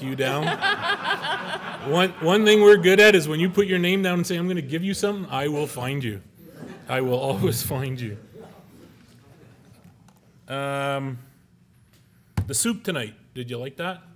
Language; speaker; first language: English; native; English